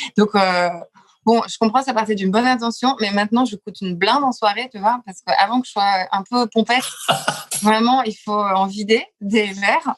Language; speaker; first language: French; early bilingual, other home language; Lithuanian